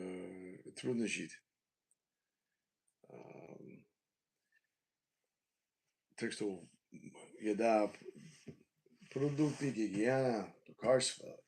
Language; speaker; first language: Russian; non-native, learner; English